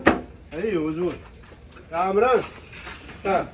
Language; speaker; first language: Arabic; non-native, learner; Urdu